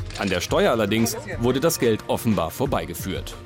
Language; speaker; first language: German; native; German